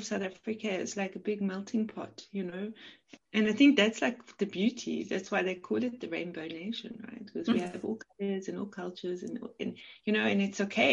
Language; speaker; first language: English; native; English